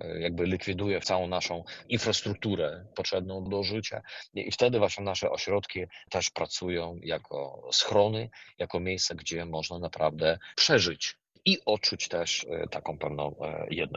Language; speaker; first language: Polish; non-native, fluent; Ukrainian